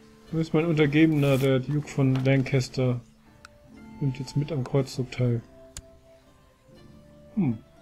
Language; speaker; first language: German; native; German